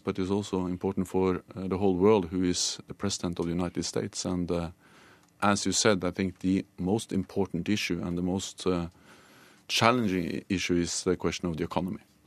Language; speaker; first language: English; non-native, fluent; Norwegian